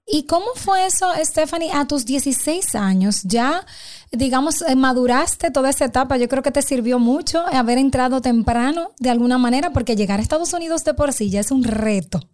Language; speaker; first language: Spanish; native; Spanish